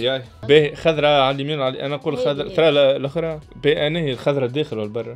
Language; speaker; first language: Arabic; native; Arabic